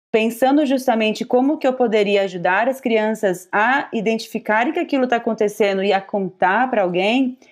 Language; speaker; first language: Portuguese; native; Portuguese